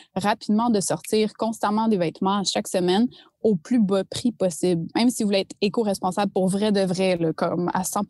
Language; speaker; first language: French; native; French